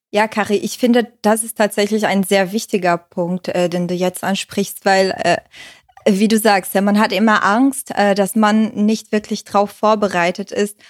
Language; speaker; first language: German; non-native, fluent; Portuguese